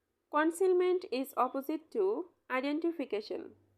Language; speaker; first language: English; non-native, local second language; Bangla